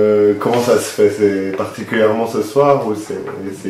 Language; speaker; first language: French; native; French